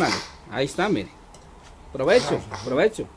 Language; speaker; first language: Spanish; native; Spanish